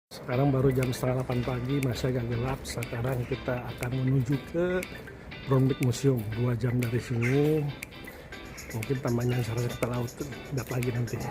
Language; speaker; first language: Indonesian; native; Indonesian